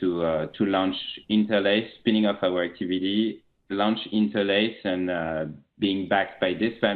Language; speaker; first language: English; non-native, fluent; French